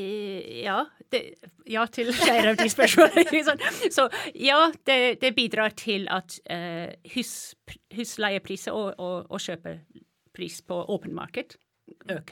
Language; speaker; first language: Norwegian; non-native, fluent; English